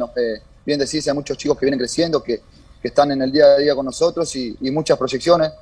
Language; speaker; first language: Spanish; native; Spanish